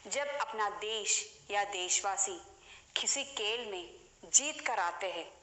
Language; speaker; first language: Hindi; non-native, local second language; Malayalam